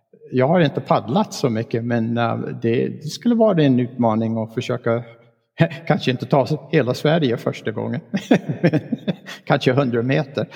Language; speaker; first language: Swedish; non-native, fluent; English